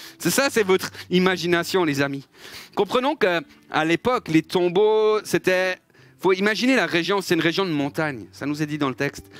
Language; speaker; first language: French; native; French